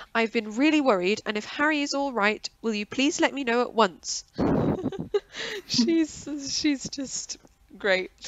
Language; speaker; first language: English; native; English